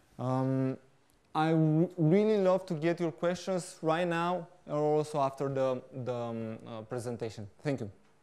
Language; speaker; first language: English; non-native, fluent; Romanian